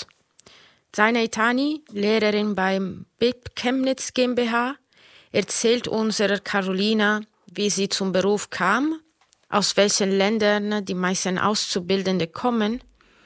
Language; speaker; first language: German; non-native, fluent; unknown